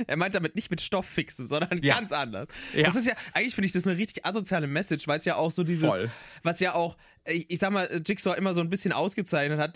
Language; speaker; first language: German; native; German